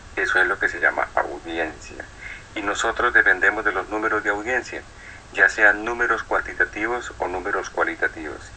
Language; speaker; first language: Spanish; native; Spanish